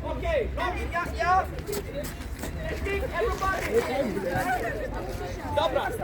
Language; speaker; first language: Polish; non-native, learner; English